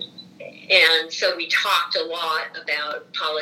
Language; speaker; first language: English; native; English